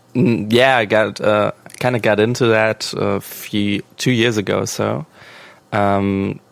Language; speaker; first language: English; non-native, fluent; German